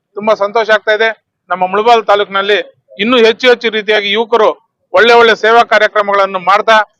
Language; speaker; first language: Kannada; non-native, local second language; Telugu